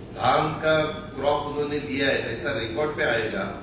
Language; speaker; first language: Hindi; non-native, local second language; Marathi